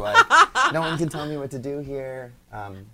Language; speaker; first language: English; early bilingual, other home language; Spanish